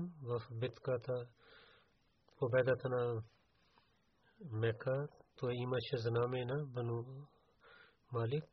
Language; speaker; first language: Bulgarian; non-native, learner; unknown